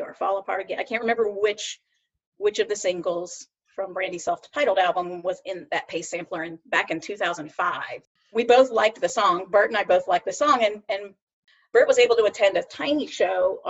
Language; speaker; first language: English; native; English